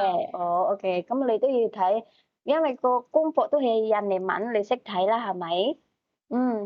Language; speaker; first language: Cantonese; native; Cantonese